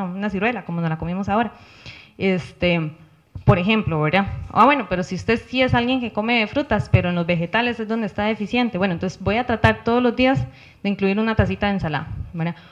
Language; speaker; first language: Spanish; native; Spanish